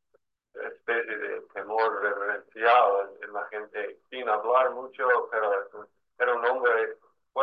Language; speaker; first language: Spanish; non-native, fluent; English